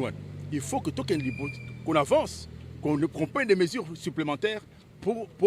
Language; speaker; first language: French; non-native, local second language; Lingala